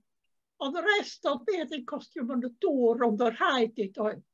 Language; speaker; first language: Welsh; native; Welsh